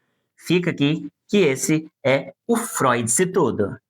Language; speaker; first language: Portuguese; native; Portuguese